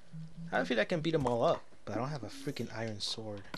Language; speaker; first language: English; native; English